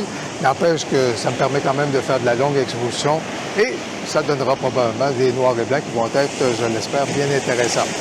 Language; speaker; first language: French; native; French